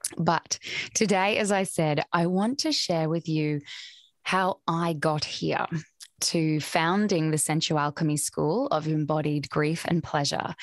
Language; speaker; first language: English; native; English